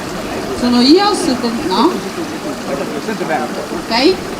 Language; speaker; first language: Italian; native; Italian